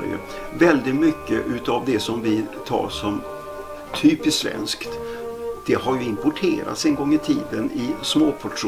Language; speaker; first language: Swedish; native; Swedish